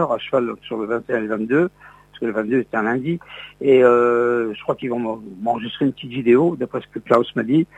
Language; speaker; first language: French; native; French